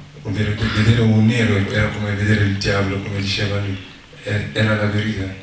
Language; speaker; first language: Italian; non-native, learner; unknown